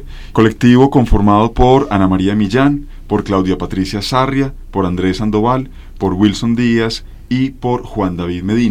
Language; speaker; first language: Spanish; native; Spanish